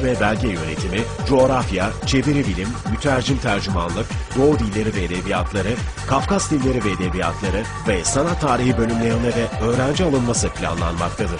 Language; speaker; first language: Turkish; native; Turkish